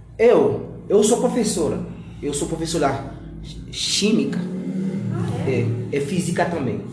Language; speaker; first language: Portuguese; non-native, learner; Haitian Creole